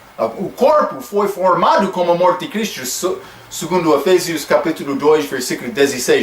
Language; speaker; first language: Portuguese; non-native, fluent; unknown